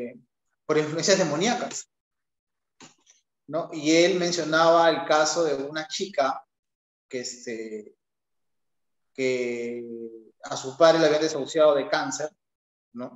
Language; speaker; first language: Spanish; native; Spanish